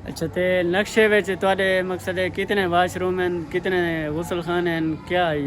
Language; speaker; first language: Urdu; non-native, local second language; Saraiki